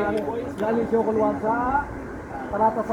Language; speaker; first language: Arabic; non-native, learner; Filipino